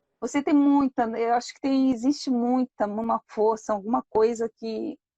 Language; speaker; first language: Portuguese; native; Portuguese